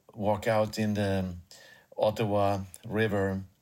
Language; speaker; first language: English; non-native, fluent; Swedish